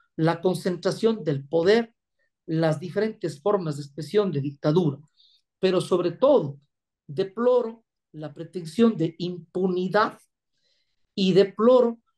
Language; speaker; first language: Spanish; native; Spanish